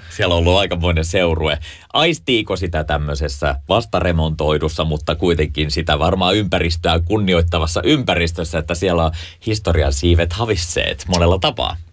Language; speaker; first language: Finnish; native; Finnish